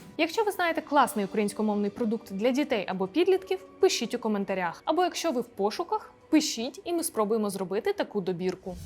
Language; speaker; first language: Ukrainian; non-native, local second language; Russian